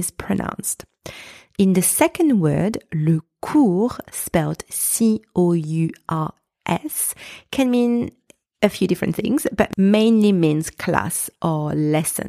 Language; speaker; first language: English; non-native, fluent; French